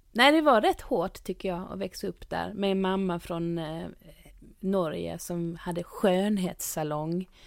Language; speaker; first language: Swedish; native; Swedish